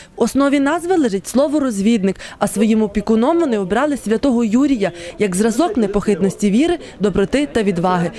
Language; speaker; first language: Ukrainian; native; Ukrainian